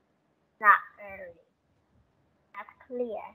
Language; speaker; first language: English; non-native, learner; Korean